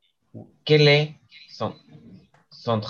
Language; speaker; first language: French; non-native, learner; English